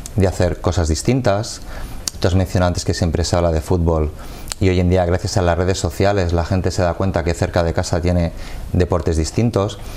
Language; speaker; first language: Spanish; native; Spanish